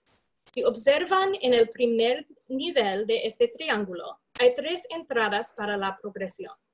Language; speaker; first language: Spanish; non-native, fluent; English